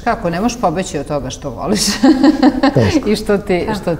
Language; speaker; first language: Serbian; native; Serbian